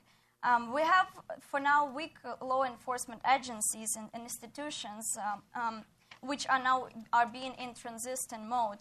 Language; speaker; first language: English; non-native, fluent; Ukrainian